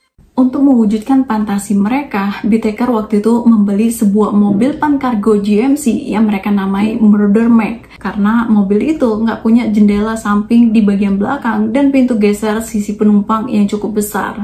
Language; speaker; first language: Indonesian; native; Indonesian